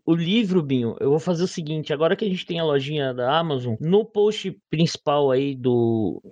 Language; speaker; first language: Portuguese; native; Portuguese